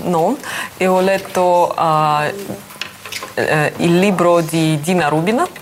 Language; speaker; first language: Italian; non-native, learner; Russian